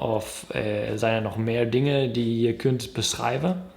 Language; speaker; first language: Dutch; non-native, learner; German